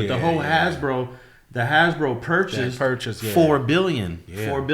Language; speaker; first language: English; native; English